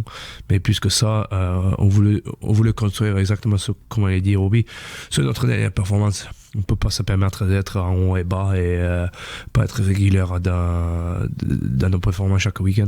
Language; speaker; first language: French; non-native, fluent; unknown